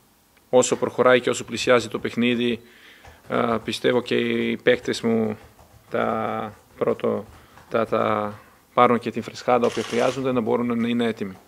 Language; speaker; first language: Greek; non-native, fluent; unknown